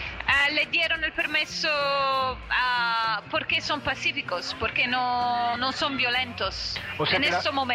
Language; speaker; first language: Spanish; non-native, fluent; Italian